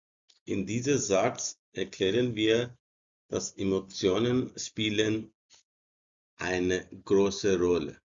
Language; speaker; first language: German; non-native, learner; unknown